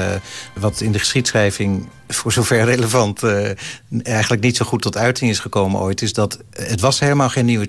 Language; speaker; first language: Dutch; native; Dutch